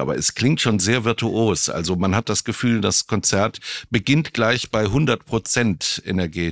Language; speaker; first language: German; native; German